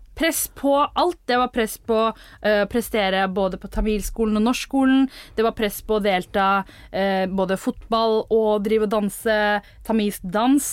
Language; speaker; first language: Norwegian; early bilingual, other home language; Tamil